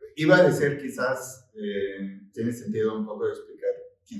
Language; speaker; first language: Spanish; non-native, fluent; English